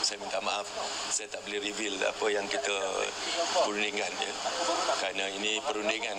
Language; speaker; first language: Malay; native; Malay